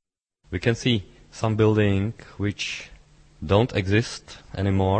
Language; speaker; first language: English; non-native, fluent; Czech